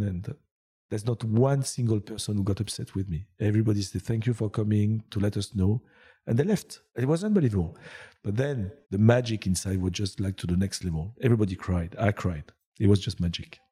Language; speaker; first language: English; non-native, fluent; French